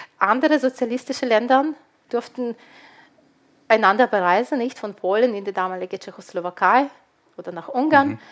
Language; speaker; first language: German; non-native, fluent; Ukrainian